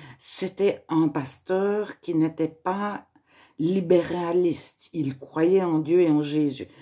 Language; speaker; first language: French; native; French